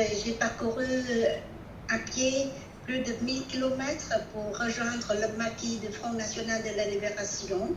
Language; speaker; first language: French; non-native, local second language; Vietnamese